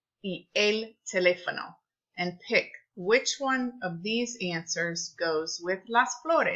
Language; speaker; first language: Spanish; non-native, fluent; English